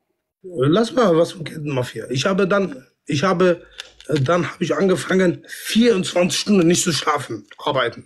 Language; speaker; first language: German; non-native, fluent; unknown